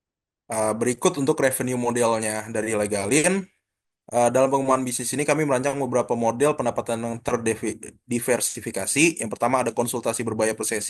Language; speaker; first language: Indonesian; native; Indonesian